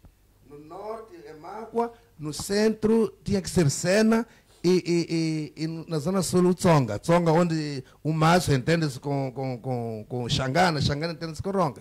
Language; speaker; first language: Portuguese; native; Portuguese